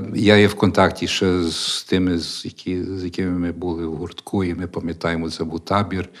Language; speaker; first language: Ukrainian; early bilingual, heritage; Ukrainian